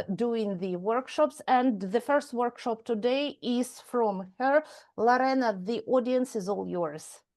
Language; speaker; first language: English; non-native, fluent; Ukrainian